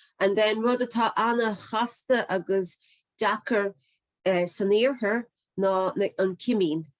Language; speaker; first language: Irish; native; Irish